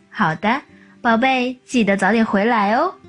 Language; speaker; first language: Chinese; native; Chinese